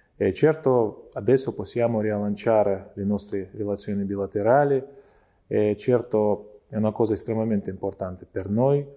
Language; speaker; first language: Italian; non-native, fluent; Abkhazian